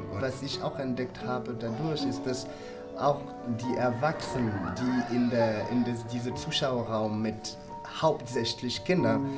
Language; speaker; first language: German; non-native, fluent; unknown